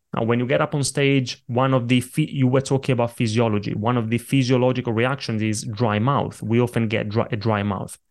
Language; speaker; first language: English; non-native, fluent; Italian